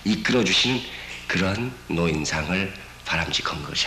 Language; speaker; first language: Korean; native; Korean